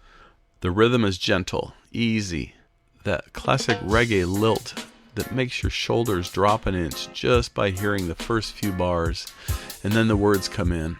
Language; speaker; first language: English; native; English